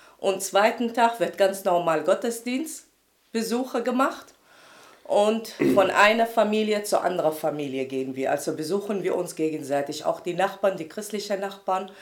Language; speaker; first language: German; non-native, fluent; Arabic